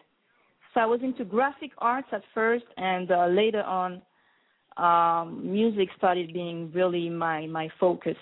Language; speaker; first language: English; non-native, fluent; French